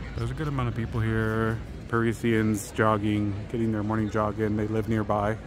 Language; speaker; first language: English; native; English